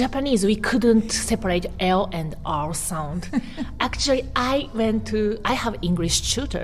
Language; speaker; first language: English; non-native, learner; Japanese